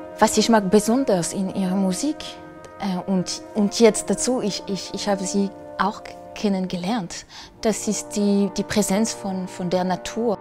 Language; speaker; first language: German; non-native, fluent; French